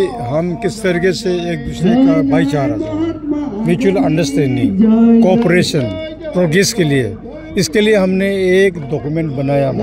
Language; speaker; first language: Hindi; non-native, local second language; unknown